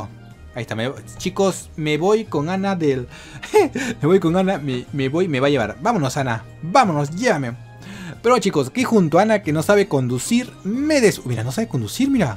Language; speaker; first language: Spanish; native; Spanish